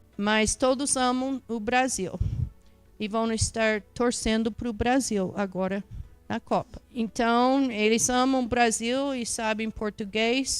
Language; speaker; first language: Portuguese; non-native, fluent; English